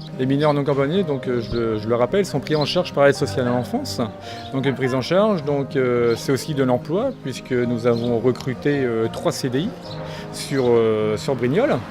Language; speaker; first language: French; native; French